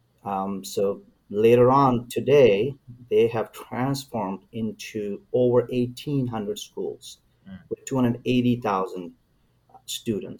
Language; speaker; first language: English; non-native, local second language; Urdu